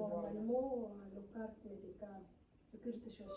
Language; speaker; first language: French; non-native, learner; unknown